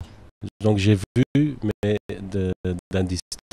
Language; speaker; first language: French; non-native, local second language; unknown